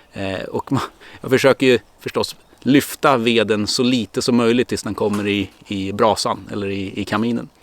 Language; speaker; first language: Swedish; native; Swedish